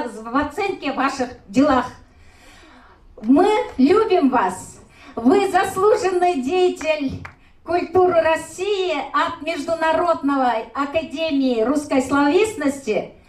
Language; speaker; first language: Russian; non-native, local second language; Kyrgyz